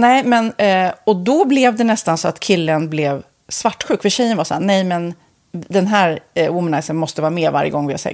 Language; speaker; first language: Swedish; native; Swedish